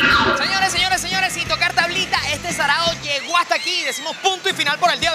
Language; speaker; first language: Spanish; native; Spanish